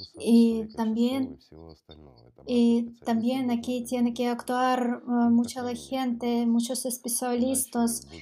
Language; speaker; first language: Spanish; non-native, learner; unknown